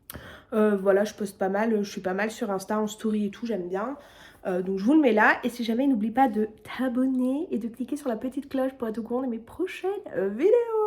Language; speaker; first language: French; native; French